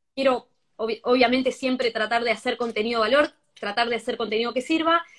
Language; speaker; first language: Spanish; native; Spanish